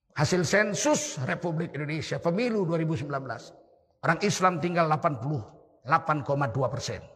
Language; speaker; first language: Indonesian; native; Indonesian